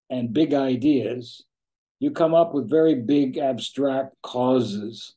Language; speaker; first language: English; native; English